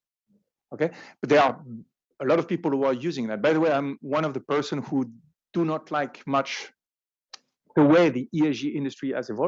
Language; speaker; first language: English; non-native, fluent; French